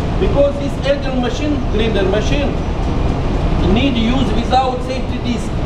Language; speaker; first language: English; non-native, learner; Russian